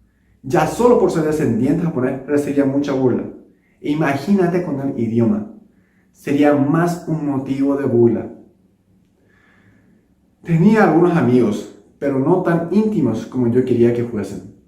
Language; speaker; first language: Spanish; non-native, local second language; Japanese